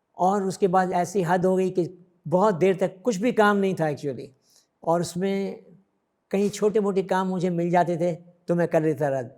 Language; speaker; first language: Hindi; early bilingual, other home language; Sindhi